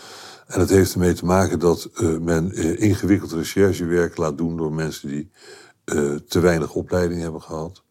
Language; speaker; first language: Dutch; native; Dutch